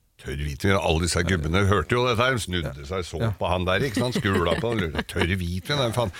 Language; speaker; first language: Norwegian; native; Norwegian